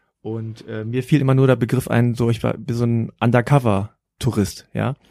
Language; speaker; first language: German; native; German